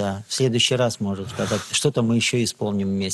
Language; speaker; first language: Russian; native; Russian